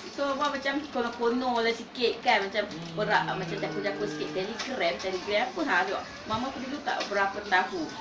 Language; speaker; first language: Malay; native; Malay